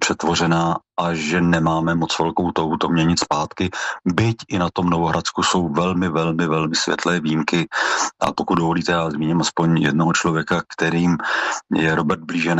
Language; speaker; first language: Czech; native; Czech